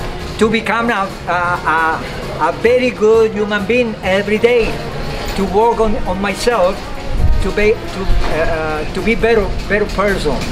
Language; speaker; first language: English; non-native, learner; Spanish